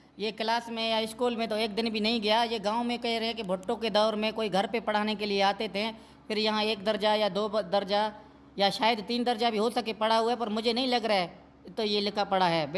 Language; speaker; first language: Urdu; non-native, local second language; Sindhi